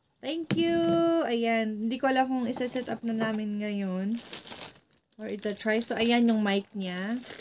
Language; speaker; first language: Filipino; non-native, local second language; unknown